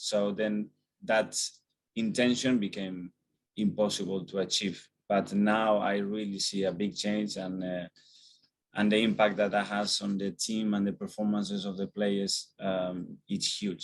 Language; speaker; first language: English; non-native, fluent; Spanish